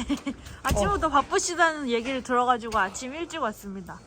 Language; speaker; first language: Korean; native; Korean